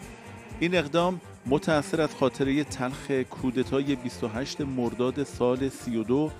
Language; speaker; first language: Persian; native; Persian